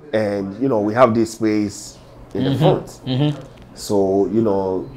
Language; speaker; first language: English; non-native, local second language; Ga